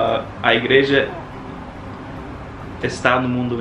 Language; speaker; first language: Portuguese; non-native, fluent; English